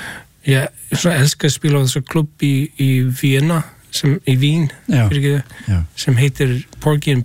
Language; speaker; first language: Icelandic; non-native, learner; English